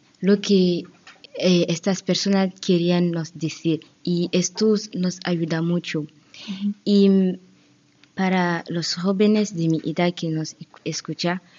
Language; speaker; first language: Spanish; non-native, learner; French